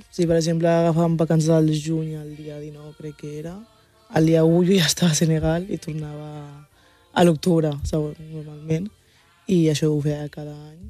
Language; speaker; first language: Catalan; early bilingual, other home language; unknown